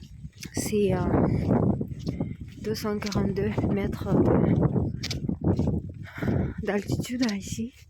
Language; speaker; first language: French; non-native, fluent; Russian